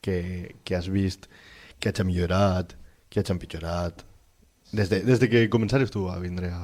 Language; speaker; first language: Catalan; native; Catalan